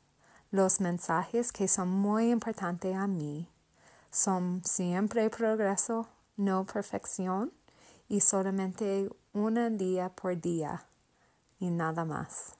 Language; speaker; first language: Spanish; non-native, learner; English